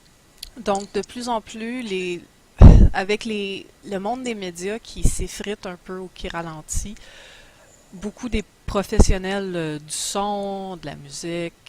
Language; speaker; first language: French; native; French